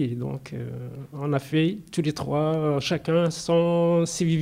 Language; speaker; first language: French; non-native, learner; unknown